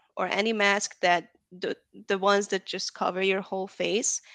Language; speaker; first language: English; non-native, fluent; Hungarian